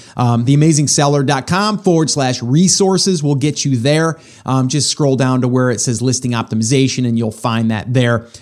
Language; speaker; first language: English; native; English